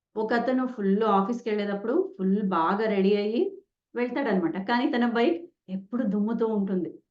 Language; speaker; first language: Telugu; non-native, local second language; Kannada